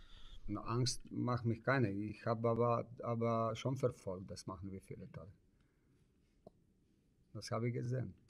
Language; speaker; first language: German; non-native, learner; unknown